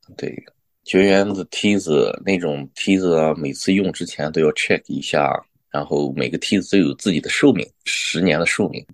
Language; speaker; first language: Chinese; native; Chinese